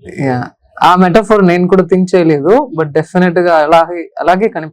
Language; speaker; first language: Telugu; non-native, learner; Tamil